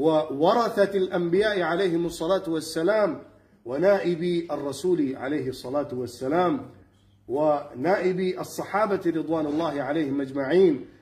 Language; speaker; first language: Arabic; non-native, fluent; Urdu